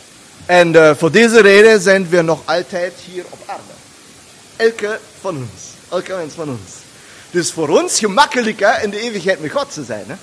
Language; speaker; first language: German; non-native, learner; Dutch